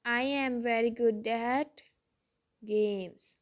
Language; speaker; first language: English; non-native, local second language; Punjabi